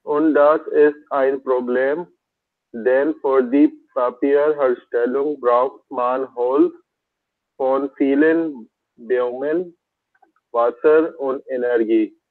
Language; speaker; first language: German; non-native, learner; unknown